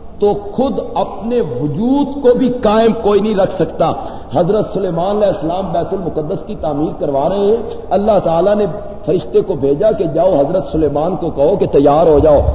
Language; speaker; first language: Urdu; non-native, local second language; Punjabi